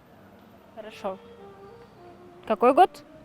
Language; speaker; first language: Russian; native; Russian